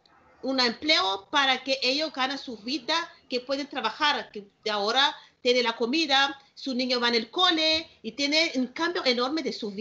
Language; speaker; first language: Spanish; non-native, learner; Malagasy